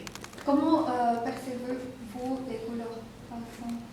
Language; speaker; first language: French; non-native, learner; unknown